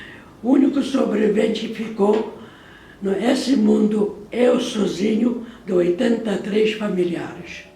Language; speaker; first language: Portuguese; non-native, fluent; Polish